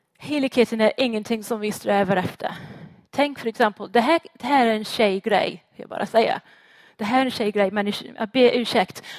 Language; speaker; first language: Swedish; non-native, fluent; English